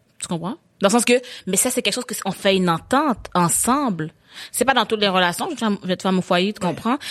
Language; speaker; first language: French; early bilingual, other home language; Haitian Creole